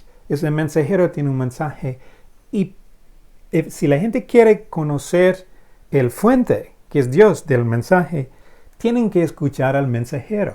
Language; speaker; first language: Spanish; non-native, fluent; English